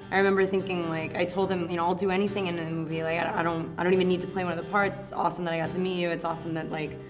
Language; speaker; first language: English; native; English